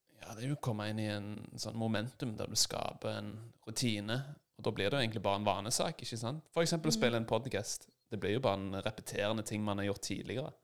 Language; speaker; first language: Norwegian; native; Norwegian